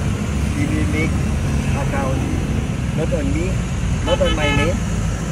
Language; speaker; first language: English; non-native, learner; German